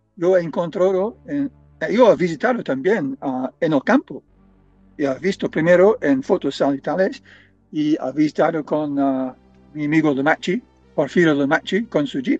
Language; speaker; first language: Spanish; non-native, fluent; English